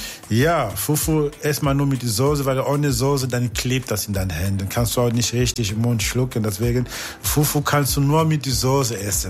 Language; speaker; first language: German; non-native, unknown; Portuguese